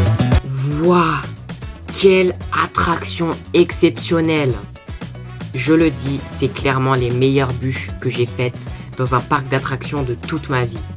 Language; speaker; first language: French; native; French